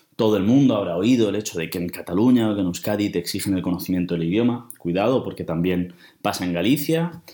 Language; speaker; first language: Spanish; native; Spanish